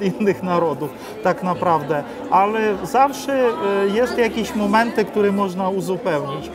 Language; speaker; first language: Polish; non-native, fluent; Ukrainian